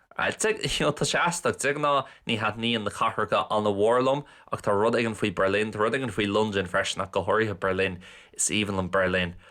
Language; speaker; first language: Irish; non-native, local second language; English